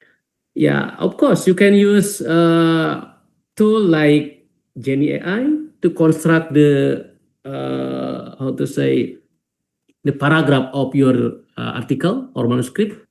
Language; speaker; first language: English; non-native, fluent; Indonesian